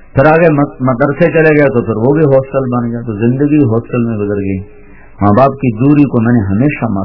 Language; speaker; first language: Urdu; non-native, local second language; Punjabi